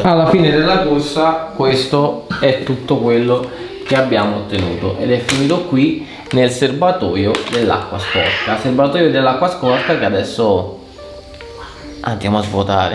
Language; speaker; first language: Italian; native; Italian